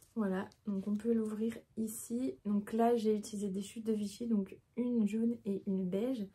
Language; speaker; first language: French; native; French